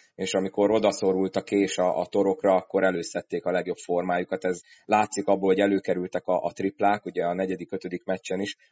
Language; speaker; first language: Hungarian; native; Hungarian